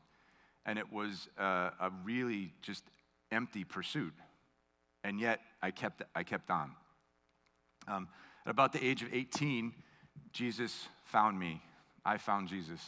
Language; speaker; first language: English; native; English